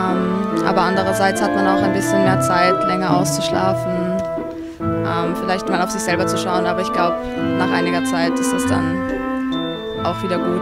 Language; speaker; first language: German; native; German